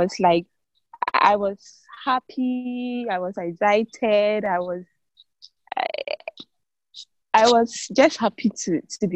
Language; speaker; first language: English; non-native, local second language; Akan